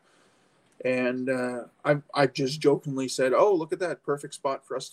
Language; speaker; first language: English; native; English